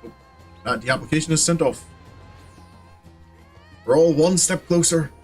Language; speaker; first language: English; native; English